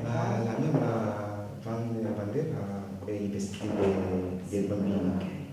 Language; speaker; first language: Italian; non-native, learner; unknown